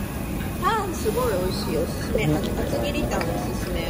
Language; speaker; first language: Japanese; native; Japanese